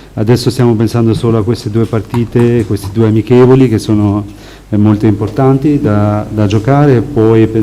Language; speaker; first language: Italian; non-native, fluent; Albanian